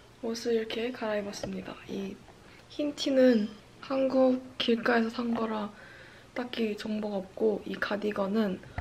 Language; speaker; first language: Korean; early bilingual, heritage; Korean